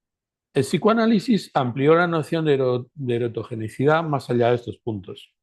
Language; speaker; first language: Spanish; native; Spanish